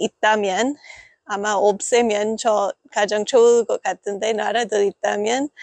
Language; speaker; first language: Korean; non-native, fluent; English